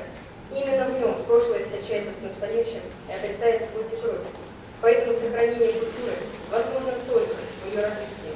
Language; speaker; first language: Russian; native; Russian